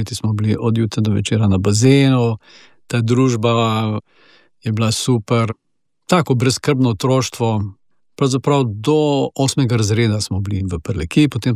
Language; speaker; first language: Slovenian; native; Slovenian